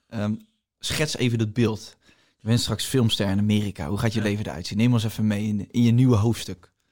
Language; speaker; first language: Dutch; native; Dutch